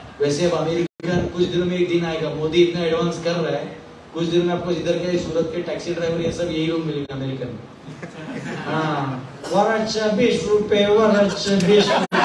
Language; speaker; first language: Hindi; native; Hindi